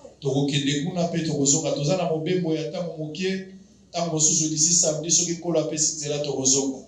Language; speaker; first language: Lingala; native; Lingala